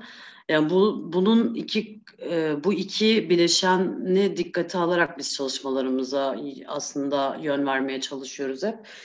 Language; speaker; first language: Turkish; native; Turkish